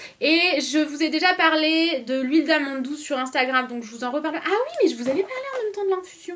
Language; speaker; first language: French; native; French